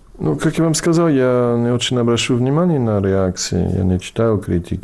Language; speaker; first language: Russian; non-native, fluent; English